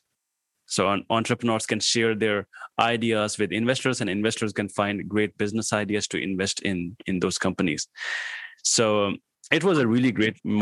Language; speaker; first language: English; non-native, local second language; Hindi